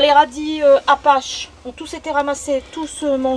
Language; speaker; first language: French; native; French